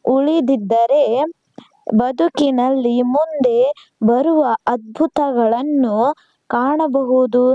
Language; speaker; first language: Kannada; non-native, local second language; Urdu